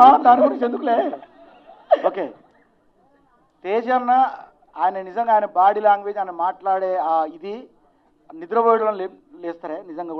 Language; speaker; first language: Telugu; native; Telugu